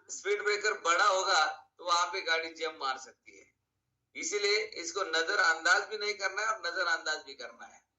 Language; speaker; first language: Hindi; non-native, local second language; Marathi